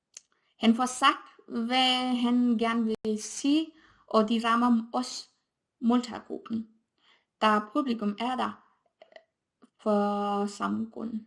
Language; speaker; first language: Danish; non-native, fluent; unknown